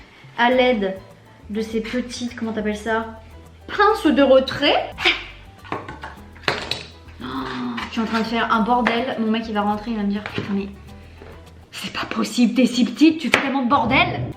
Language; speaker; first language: French; native; French